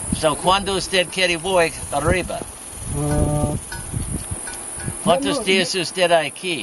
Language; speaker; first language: Spanish; non-native, learner; English